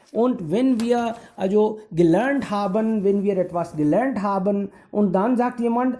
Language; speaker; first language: German; non-native, fluent; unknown